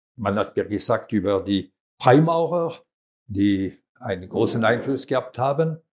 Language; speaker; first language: German; non-native, local second language; French